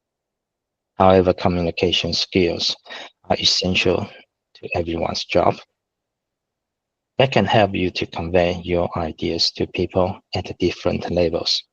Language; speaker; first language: English; non-native, fluent; Chinese